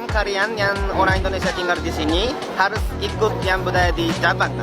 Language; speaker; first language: Indonesian; non-native, fluent; Japanese